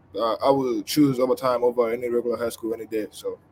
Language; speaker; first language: English; non-native, local second language; Igbo